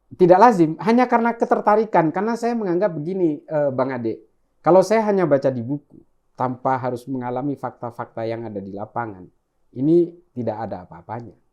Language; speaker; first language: Indonesian; non-native, local second language; Madurese